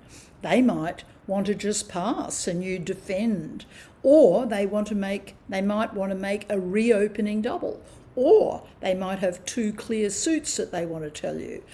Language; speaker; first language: English; native; English